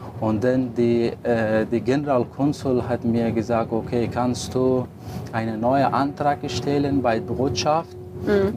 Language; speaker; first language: German; non-native, learner; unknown